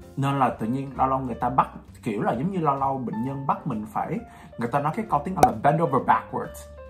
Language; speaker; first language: Vietnamese; early bilingual, heritage; Vietnamese